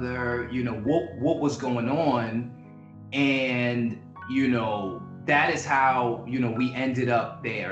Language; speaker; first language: English; native; English